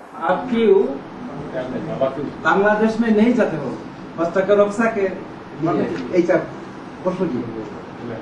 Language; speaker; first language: Hindi; non-native, fluent; Bangla